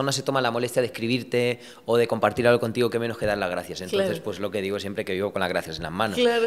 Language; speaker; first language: Spanish; early bilingual, other home language; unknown